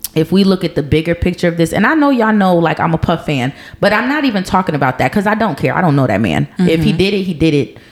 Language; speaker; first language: English; native; English